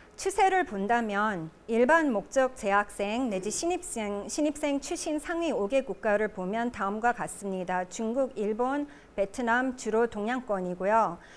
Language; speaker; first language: Korean; native; Korean